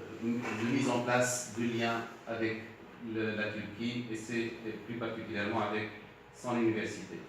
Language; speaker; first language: French; non-native, local second language; Arabic